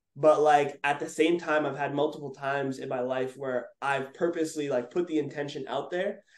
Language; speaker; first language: English; native; English